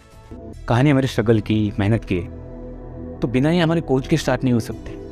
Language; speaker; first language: Hindi; native; Hindi